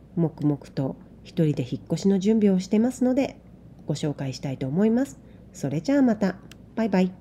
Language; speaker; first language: Japanese; native; Japanese